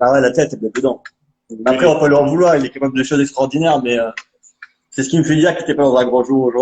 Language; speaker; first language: French; native; French